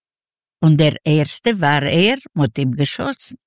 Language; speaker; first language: German; non-native, learner; Yiddish